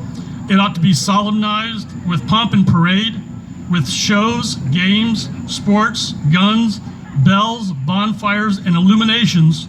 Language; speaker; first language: English; native; English